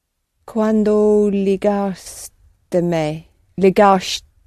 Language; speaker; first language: Portuguese; non-native, learner; English